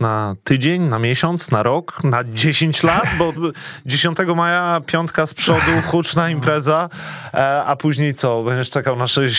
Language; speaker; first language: Polish; native; Polish